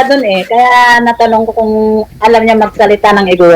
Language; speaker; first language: Filipino; non-native, local second language; Iloko